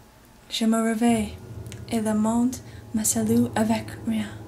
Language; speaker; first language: French; non-native, learner; English